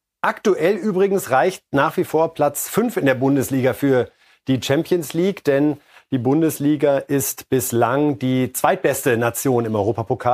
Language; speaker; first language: German; native; German